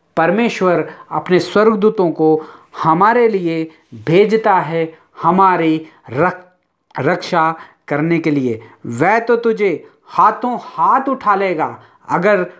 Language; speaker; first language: Hindi; non-native, local second language; Telugu